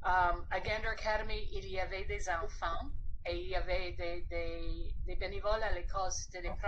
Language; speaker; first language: French; non-native, fluent; English